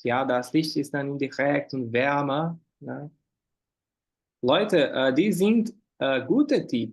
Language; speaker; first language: German; non-native, fluent; Portuguese